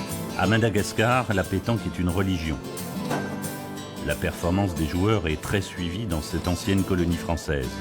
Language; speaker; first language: French; native; French